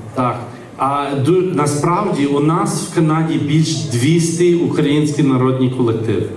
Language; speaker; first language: Ukrainian; early bilingual, heritage; English